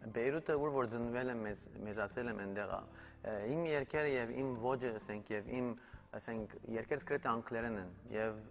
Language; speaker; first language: Armenian; early bilingual, heritage; Armenian